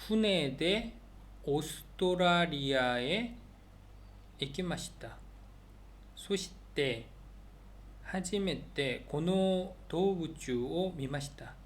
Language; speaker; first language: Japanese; non-native, learner; Korean